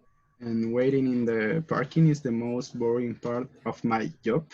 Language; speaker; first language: English; non-native, learner; Spanish